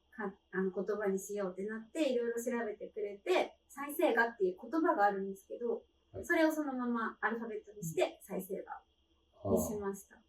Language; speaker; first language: Japanese; native; Japanese